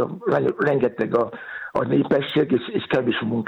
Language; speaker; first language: Hungarian; non-native, fluent; Yoruba